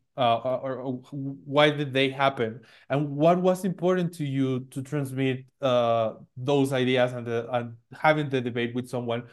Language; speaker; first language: English; non-native, fluent; Spanish